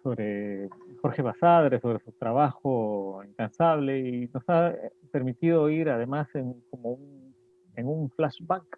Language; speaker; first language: Spanish; native; Spanish